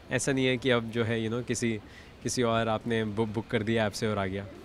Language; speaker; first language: Hindi; native; Hindi